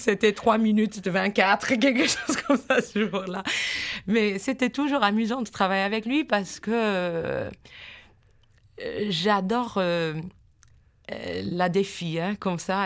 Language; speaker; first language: French; non-native, fluent; English